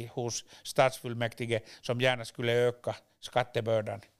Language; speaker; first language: Swedish; non-native, local second language; Finnish